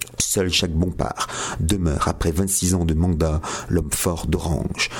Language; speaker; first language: French; native; French